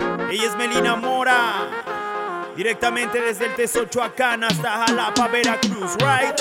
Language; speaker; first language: Spanish; native; Spanish